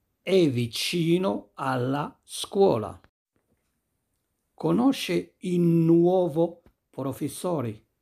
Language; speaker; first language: Italian; non-native, fluent; Arabic